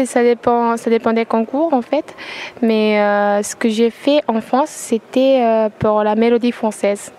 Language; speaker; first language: French; non-native, fluent; Japanese